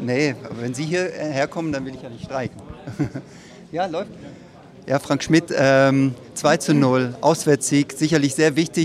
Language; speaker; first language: German; native; German